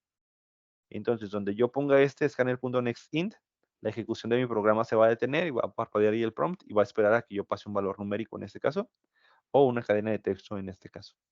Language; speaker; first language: Spanish; native; Spanish